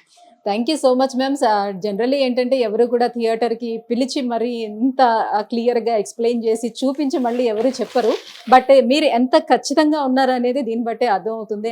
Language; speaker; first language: Telugu; native; Telugu